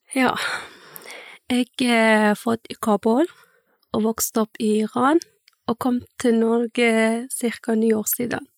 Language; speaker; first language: Norwegian; early bilingual, other home language; Persian